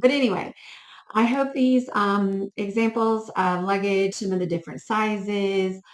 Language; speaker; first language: English; native; English